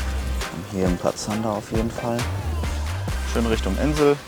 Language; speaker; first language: German; native; German